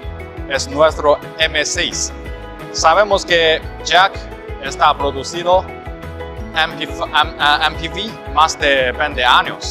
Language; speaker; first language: Spanish; non-native, learner; Chinese